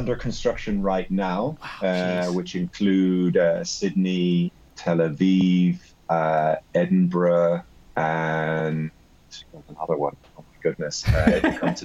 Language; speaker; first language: English; native; English